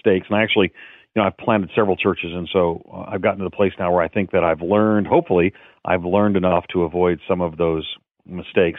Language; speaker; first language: English; native; English